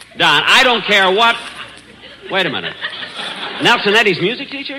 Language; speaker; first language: English; native; English